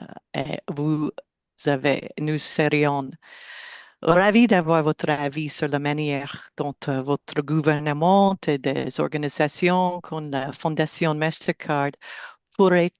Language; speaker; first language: French; non-native, learner; English